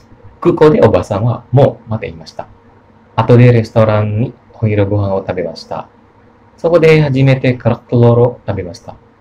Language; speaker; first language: Japanese; non-native, learner; Indonesian